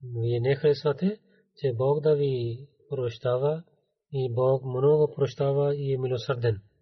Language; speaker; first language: Bulgarian; non-native, learner; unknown